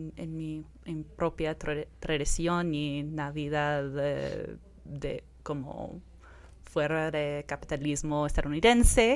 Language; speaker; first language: Spanish; non-native, fluent; English